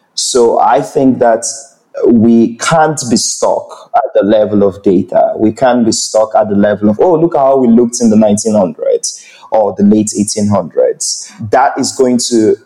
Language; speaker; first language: English; non-native, local second language; Igbo